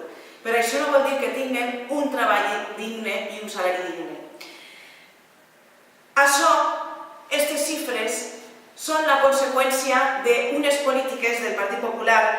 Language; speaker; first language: Catalan; native; Catalan